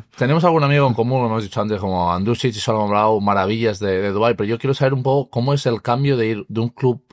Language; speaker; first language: Spanish; native; Spanish